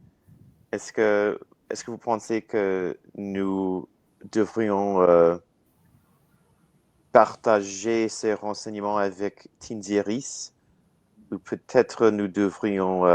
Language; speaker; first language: French; non-native, learner; English